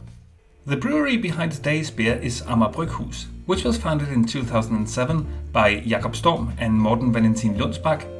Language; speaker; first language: English; non-native, fluent; Danish